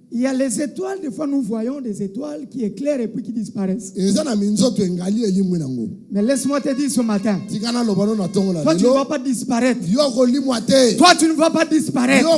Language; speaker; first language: French; non-native, local second language; Lingala